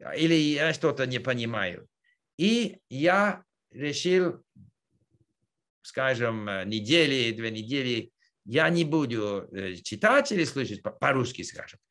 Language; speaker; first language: Russian; non-native, learner; English